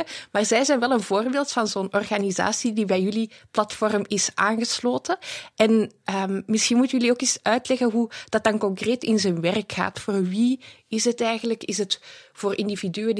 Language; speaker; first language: Dutch; native; Dutch